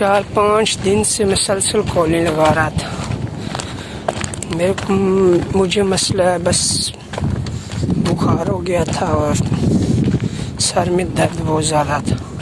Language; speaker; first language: Hindi; non-native, local second language; Punjabi